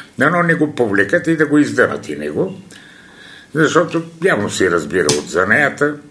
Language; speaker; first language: Bulgarian; non-native, local second language; Turkish